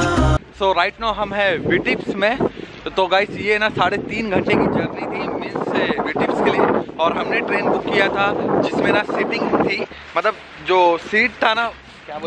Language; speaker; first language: Hindi; native; Hindi